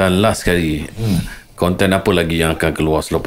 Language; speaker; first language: Malay; native; Malay